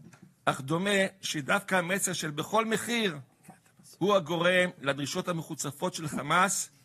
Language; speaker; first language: Hebrew; native; Hebrew